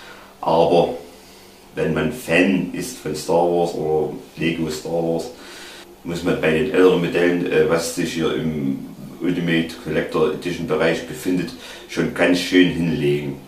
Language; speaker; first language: German; native; German